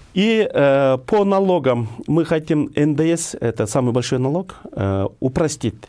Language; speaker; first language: Russian; non-native, local second language; Kyrgyz